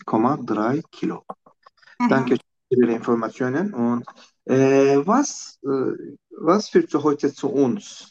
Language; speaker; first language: German; non-native, fluent; Turkish